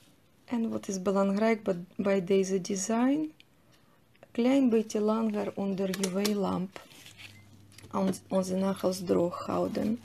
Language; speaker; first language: Dutch; non-native, fluent; Russian